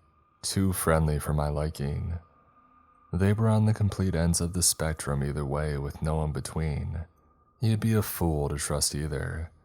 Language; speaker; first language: English; native; English